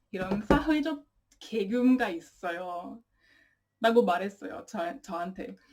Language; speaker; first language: Korean; non-native, learner; English